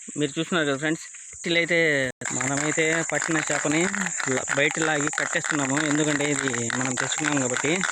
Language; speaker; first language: Telugu; non-native, local second language; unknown